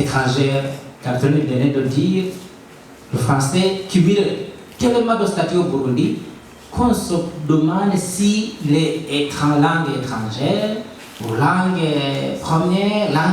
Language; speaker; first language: French; non-native, local second language; Rundi